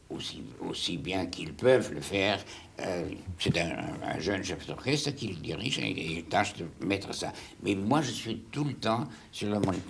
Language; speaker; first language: French; non-native, fluent; German